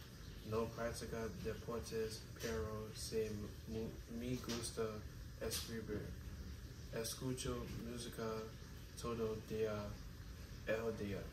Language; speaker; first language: Spanish; non-native, learner; English